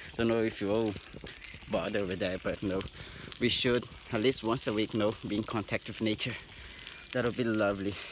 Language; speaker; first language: English; non-native, fluent; Portuguese